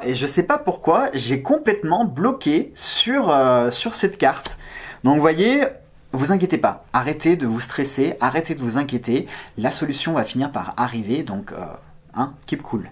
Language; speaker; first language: French; native; French